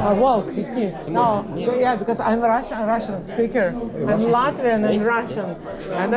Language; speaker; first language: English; non-native, learner; Russian